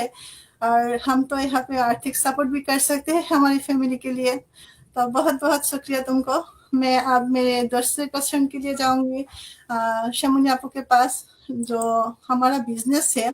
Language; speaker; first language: Hindi; non-native, fluent; Bangla